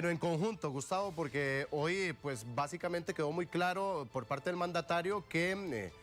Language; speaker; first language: Spanish; native; Spanish